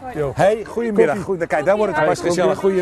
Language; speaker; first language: Dutch; native; Dutch